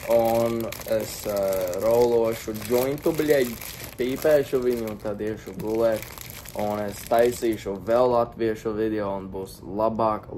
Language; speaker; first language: Latvian; early bilingual, heritage; Latvian